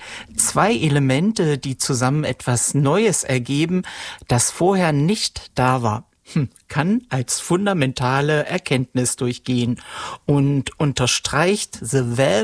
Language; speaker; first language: German; native; German